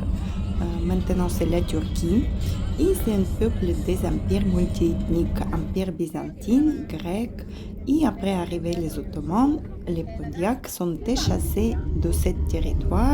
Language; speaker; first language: French; non-native, fluent; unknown